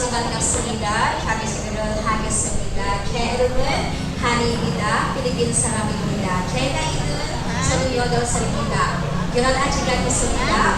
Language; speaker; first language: Korean; non-native, learner; Cebuano